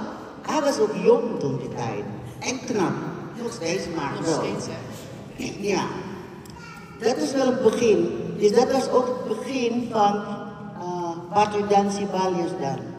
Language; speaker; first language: Dutch; non-native, fluent; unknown